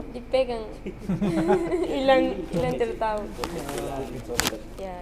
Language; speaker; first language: Indonesian; non-native, learner; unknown